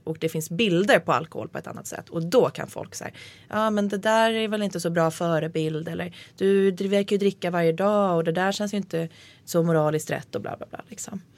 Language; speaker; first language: Swedish; native; Swedish